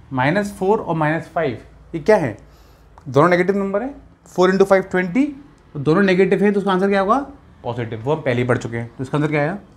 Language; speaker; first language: Hindi; native; Hindi